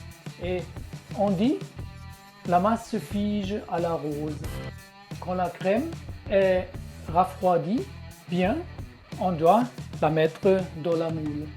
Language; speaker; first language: French; non-native, learner; German